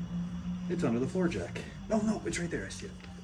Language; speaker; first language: English; native; English